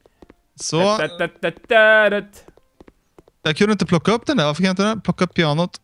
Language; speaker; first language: Swedish; native; Swedish